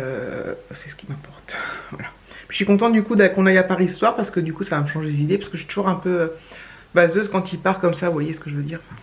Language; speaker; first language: French; native; French